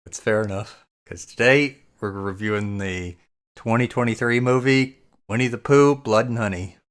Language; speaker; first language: English; native; English